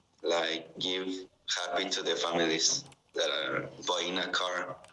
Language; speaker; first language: English; non-native, learner; Spanish